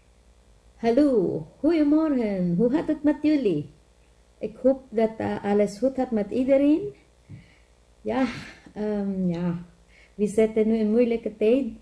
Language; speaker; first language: Dutch; non-native, learner; Filipino